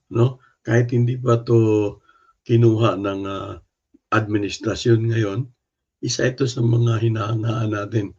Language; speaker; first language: Filipino; non-native, local second language; Cebuano